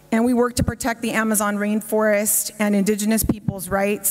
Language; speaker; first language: English; native; English